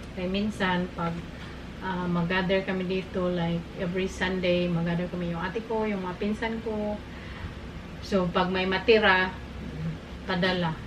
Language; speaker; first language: Filipino; non-native, local second language; Cebuano